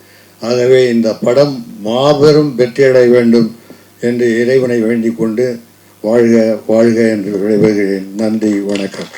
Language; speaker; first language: Tamil; native; Tamil